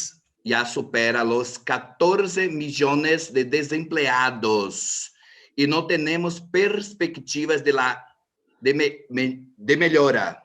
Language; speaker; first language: Spanish; non-native, fluent; Portuguese